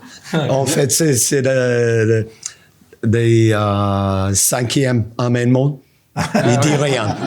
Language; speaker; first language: French; non-native, learner; English